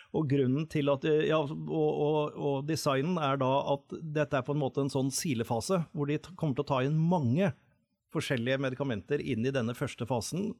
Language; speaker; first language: Norwegian; native; Norwegian